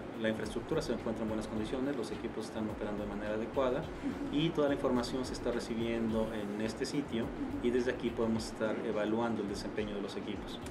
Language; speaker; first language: Spanish; native; Spanish